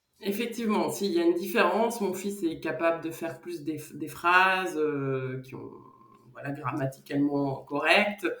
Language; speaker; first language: French; native; French